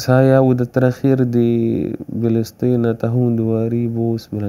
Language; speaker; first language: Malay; non-native, fluent; Arabic